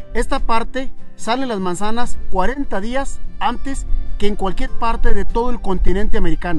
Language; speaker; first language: Spanish; native; Spanish